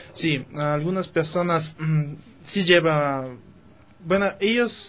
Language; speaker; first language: Spanish; non-native, fluent; Russian